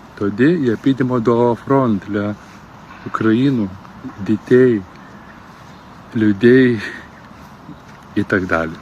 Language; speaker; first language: Ukrainian; non-native, learner; Lithuanian